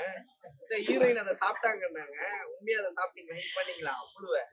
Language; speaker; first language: Tamil; native; Tamil